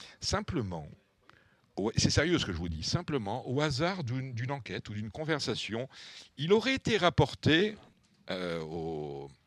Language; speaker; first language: French; native; French